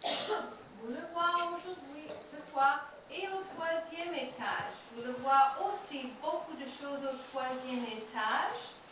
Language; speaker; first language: French; non-native, learner; English